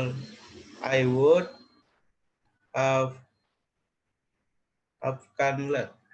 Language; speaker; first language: English; non-native, learner; Indonesian